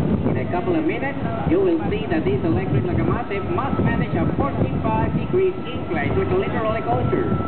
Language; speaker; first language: English; non-native, fluent; Spanish